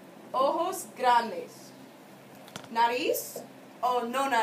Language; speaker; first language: Spanish; non-native, fluent; English